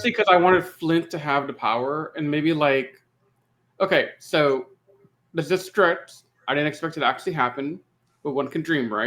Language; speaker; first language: English; native; English